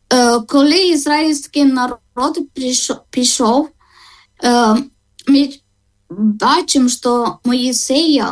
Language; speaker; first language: Ukrainian; non-native, learner; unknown